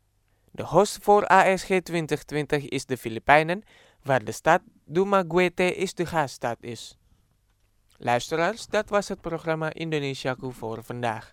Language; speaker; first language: Dutch; non-native, fluent; Indonesian